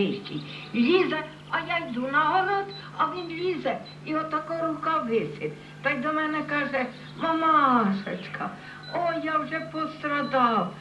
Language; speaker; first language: Ukrainian; native; Ukrainian